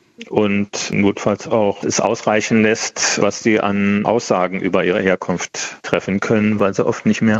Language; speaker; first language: German; native; German